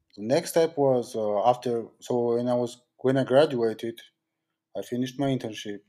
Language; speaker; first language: English; non-native, fluent; Georgian